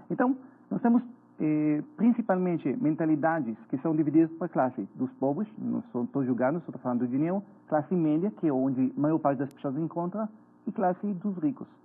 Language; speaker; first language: Portuguese; non-native, fluent; Hebrew